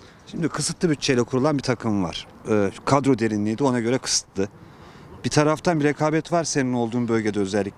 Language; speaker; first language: Turkish; native; Turkish